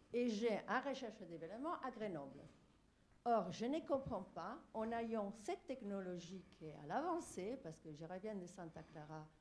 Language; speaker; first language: French; non-native, fluent; English